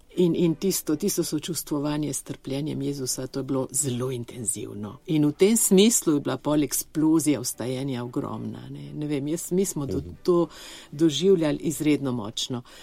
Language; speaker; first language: Slovenian; early bilingual, heritage; Slovenian